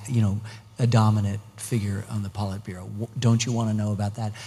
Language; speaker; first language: English; native; English